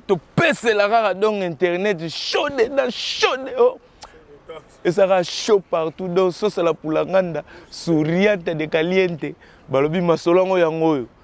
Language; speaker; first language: Lingala; native; Lingala